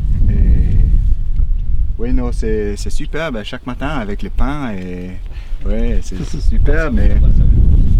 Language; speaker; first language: French; non-native, learner; English